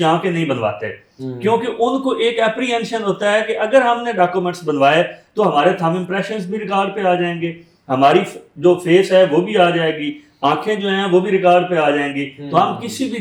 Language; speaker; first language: Urdu; native; Urdu